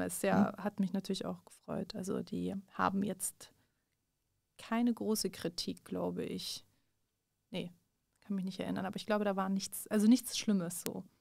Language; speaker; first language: German; early bilingual, other home language; Persian